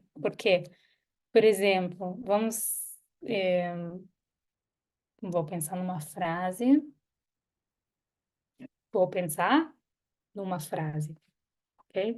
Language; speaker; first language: Portuguese; non-native, fluent; Hebrew